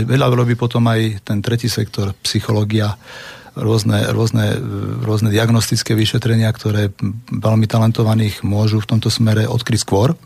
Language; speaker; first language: Slovak; native; Slovak